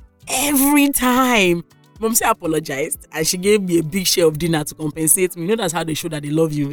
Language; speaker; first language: English; non-native, local second language; Yoruba